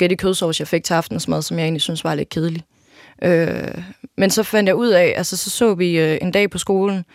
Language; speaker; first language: Danish; native; Danish